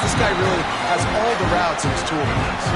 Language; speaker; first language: English; native; English